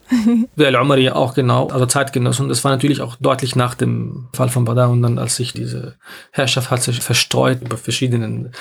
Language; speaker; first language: German; non-native, fluent; Arabic